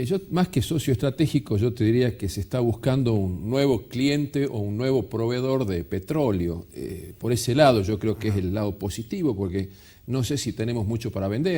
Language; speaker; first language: Spanish; native; Spanish